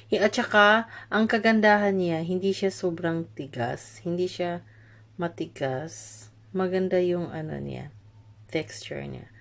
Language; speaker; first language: Filipino; non-native, local second language; Cebuano